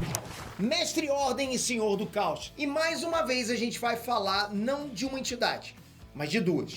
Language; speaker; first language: Portuguese; native; Portuguese